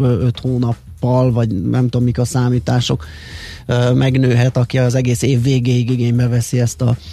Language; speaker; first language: Hungarian; native; Hungarian